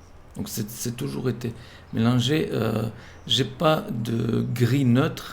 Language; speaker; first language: French; non-native, fluent; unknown